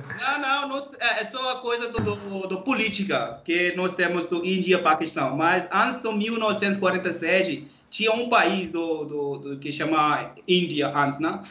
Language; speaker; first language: Portuguese; non-native, learner; Urdu